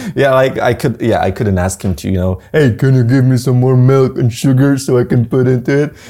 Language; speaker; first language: English; non-native, fluent; Polish